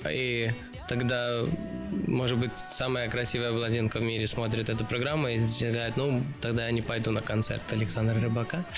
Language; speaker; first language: Russian; early bilingual, other home language; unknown